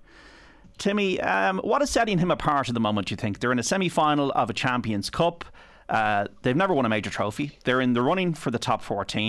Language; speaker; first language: English; native; English